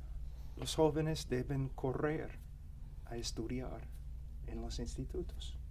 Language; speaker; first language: Spanish; non-native, fluent; English